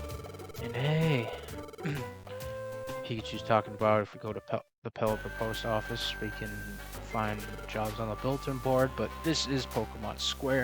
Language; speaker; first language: English; native; English